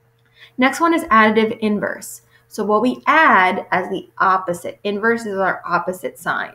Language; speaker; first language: English; native; English